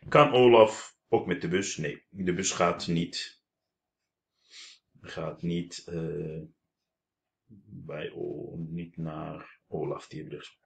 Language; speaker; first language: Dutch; non-native, fluent; Turkish